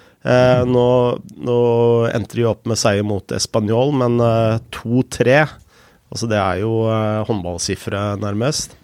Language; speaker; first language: Norwegian; native; Norwegian